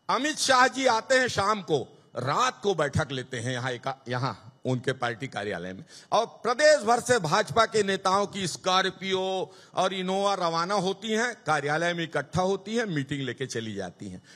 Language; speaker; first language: Hindi; native; Hindi